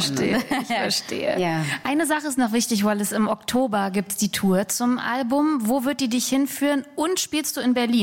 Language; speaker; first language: German; native; German